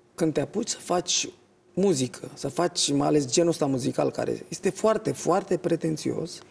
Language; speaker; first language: Romanian; native; Romanian